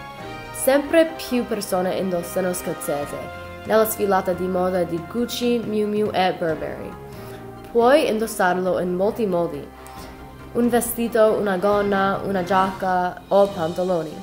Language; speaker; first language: Italian; non-native, learner; English